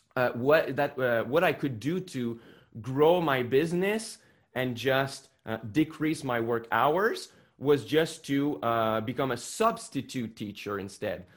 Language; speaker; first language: English; non-native, fluent; French